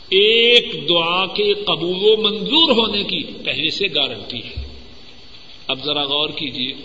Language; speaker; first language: Urdu; non-native, local second language; Punjabi